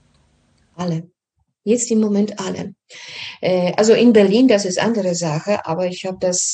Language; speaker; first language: German; non-native, fluent; Polish